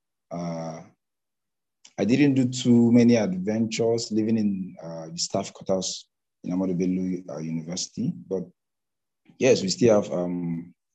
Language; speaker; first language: English; non-native, local second language; Hausa